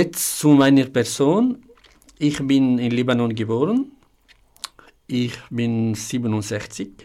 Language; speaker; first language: German; non-native, fluent; Arabic